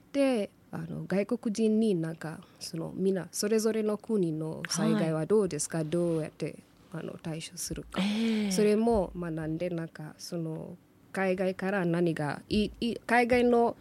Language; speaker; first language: Japanese; non-native, learner; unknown